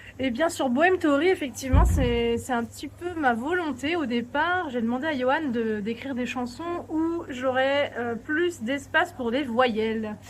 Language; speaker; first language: French; native; French